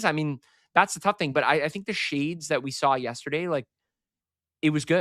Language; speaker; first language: English; native; English